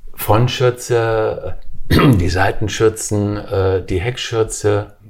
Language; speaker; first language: German; native; German